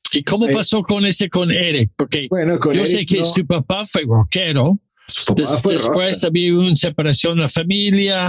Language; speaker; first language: Spanish; non-native, learner; English